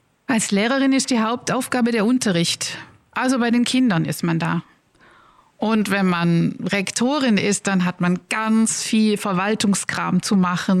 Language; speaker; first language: German; native; German